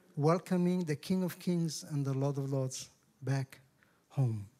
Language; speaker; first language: English; non-native, fluent; Hebrew